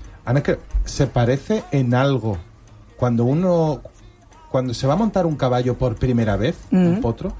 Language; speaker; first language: Spanish; native; Spanish